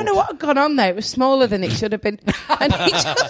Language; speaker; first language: English; native; English